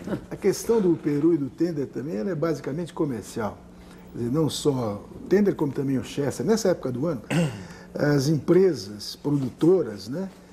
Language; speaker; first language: Portuguese; native; Portuguese